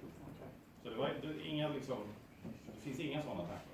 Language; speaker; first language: Swedish; native; Swedish